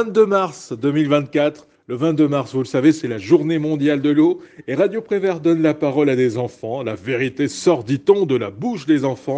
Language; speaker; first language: French; native; French